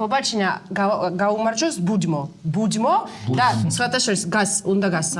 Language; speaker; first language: Georgian; non-native, fluent; Russian